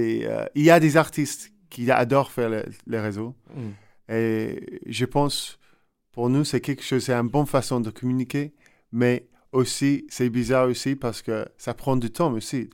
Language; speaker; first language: French; non-native, learner; English